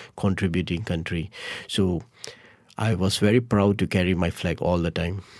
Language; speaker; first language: English; non-native, local second language; Tamil